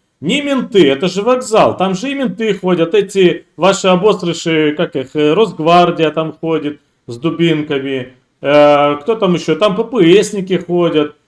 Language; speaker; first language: Russian; native; Russian